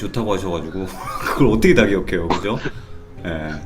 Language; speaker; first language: Korean; native; Korean